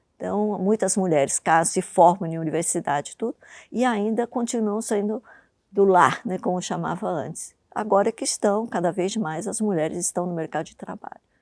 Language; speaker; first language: Portuguese; early bilingual, other home language; Japanese